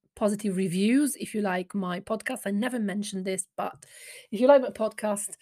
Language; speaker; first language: English; non-native, fluent; Italian